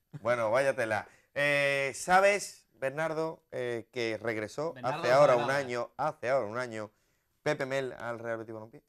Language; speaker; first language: Spanish; native; Spanish